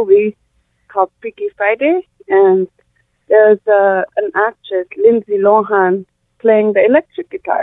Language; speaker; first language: English; non-native, fluent; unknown